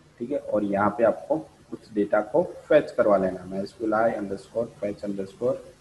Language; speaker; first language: Hindi; non-native, local second language; Gujarati